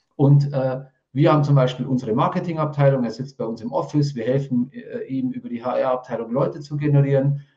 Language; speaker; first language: German; native; German